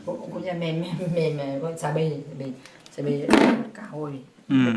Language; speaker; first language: Filipino; non-native, learner; Vietnamese